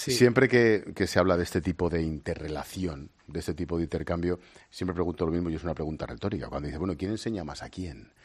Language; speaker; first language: Spanish; native; Spanish